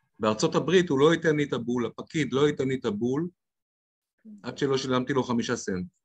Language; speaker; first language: Hebrew; native; Hebrew